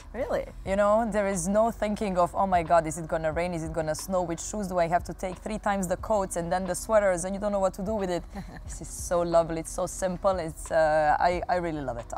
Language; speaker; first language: English; non-native, fluent; Serbian